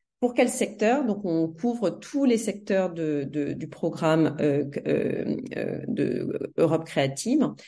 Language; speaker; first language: French; native; French